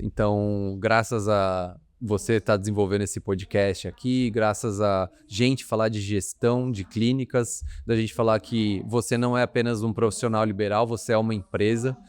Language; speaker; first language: Portuguese; native; Portuguese